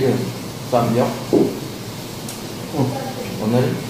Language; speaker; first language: Korean; non-native, learner; Filipino